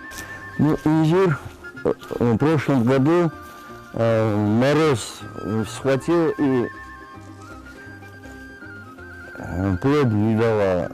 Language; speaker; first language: Russian; non-native, local second language; Georgian